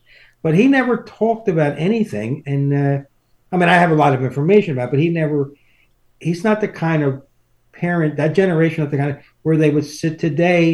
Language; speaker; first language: English; native; English